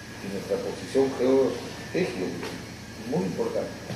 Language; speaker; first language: Portuguese; non-native, learner; Spanish